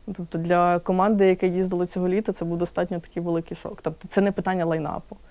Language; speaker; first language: Ukrainian; native; Ukrainian